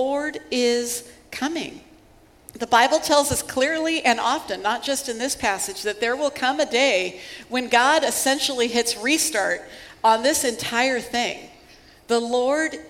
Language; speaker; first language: English; native; English